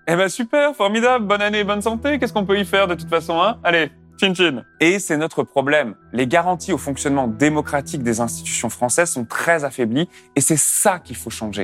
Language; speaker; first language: French; native; French